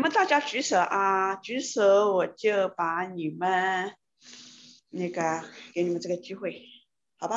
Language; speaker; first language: Chinese; native; Chinese